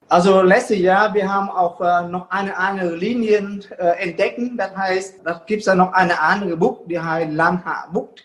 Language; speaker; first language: German; non-native, fluent; Vietnamese